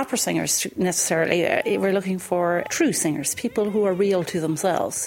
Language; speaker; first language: English; native; English